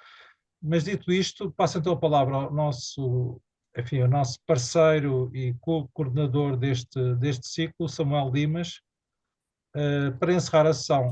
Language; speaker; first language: Portuguese; native; Portuguese